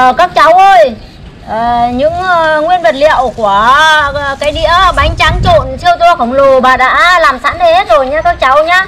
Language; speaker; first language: Vietnamese; native; Vietnamese